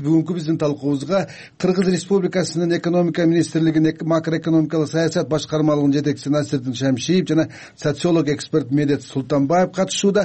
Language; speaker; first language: Kyrgyz; native; Kyrgyz